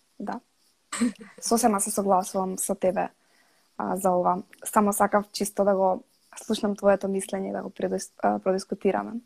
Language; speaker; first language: Macedonian; native; Macedonian